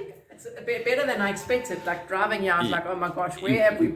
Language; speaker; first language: English; native; English